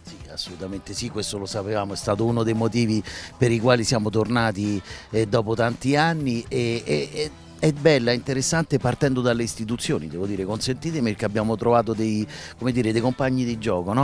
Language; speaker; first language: Italian; native; Italian